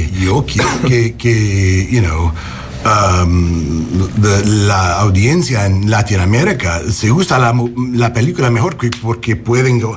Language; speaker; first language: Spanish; non-native, learner; English